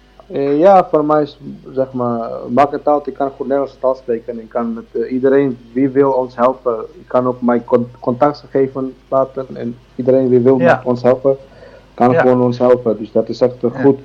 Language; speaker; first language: Dutch; non-native, learner; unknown